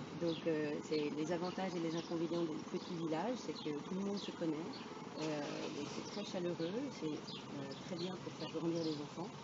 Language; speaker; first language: French; native; French